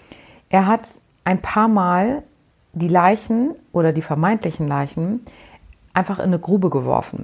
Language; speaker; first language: German; native; German